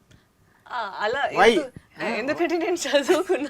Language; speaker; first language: Telugu; non-native, local second language; Tamil